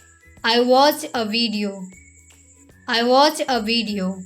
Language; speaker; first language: English; non-native, local second language; Hindi